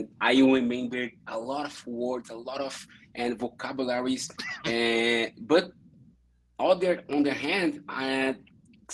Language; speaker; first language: English; non-native, learner; Portuguese